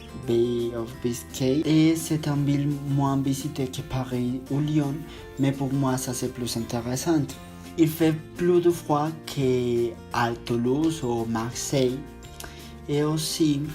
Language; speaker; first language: French; non-native, learner; Spanish